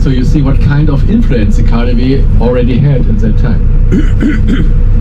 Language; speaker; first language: English; non-native, fluent; German